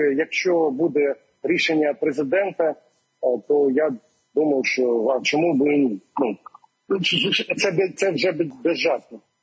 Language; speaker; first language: Ukrainian; non-native, local second language; Russian